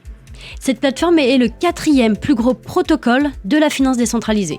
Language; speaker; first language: French; native; French